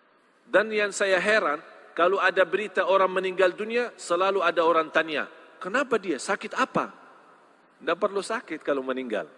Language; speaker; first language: Indonesian; non-native, fluent; Arabic